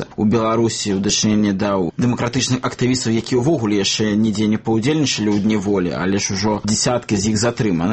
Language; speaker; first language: Belarusian; native; Belarusian